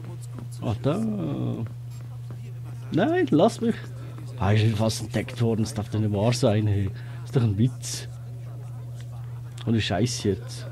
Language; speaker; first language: German; native; German